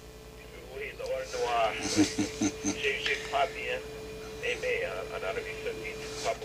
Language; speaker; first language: French; non-native, fluent; English